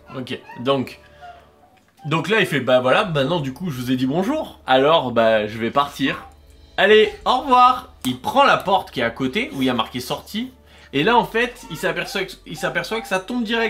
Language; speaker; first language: French; native; French